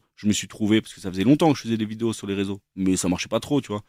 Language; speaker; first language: French; native; French